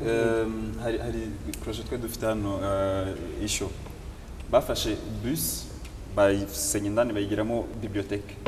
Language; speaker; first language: Kinyarwanda; early bilingual, heritage; Kinyarwanda